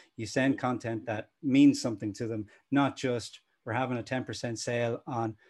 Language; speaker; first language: English; native; English